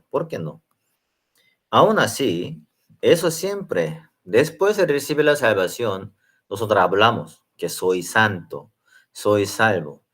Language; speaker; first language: Spanish; non-native, learner; Korean